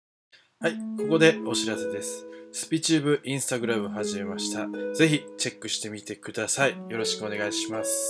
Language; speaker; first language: Japanese; native; Japanese